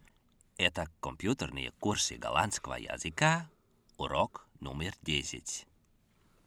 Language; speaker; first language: Russian; non-native, fluent; Dutch